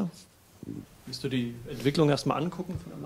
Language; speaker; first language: German; native; German